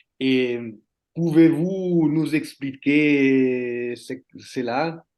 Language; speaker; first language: French; non-native, fluent; Italian